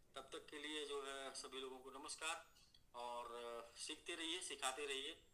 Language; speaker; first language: Hindi; native; Hindi